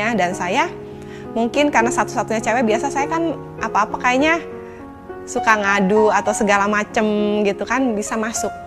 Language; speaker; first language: Indonesian; native; Indonesian